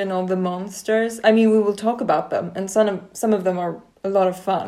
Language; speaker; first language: English; non-native, fluent; Swedish